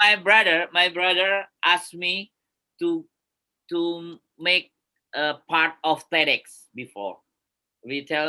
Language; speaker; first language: English; non-native, learner; Indonesian